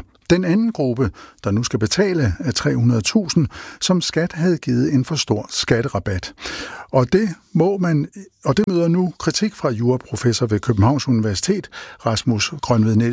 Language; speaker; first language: Danish; native; Danish